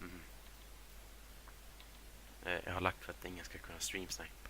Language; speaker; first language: Swedish; native; Swedish